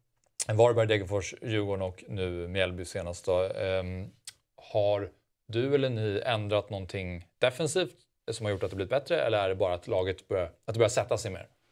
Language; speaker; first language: Swedish; native; Swedish